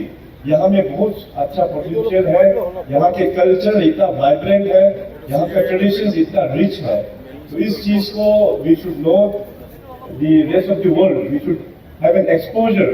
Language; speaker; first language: Hindi; non-native, local second language; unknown